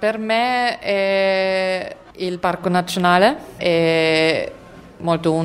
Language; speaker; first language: Italian; non-native, fluent; German